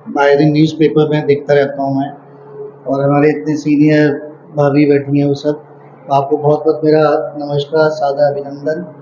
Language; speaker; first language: Hindi; native; Hindi